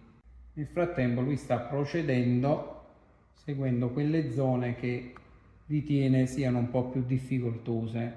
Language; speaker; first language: Italian; native; Italian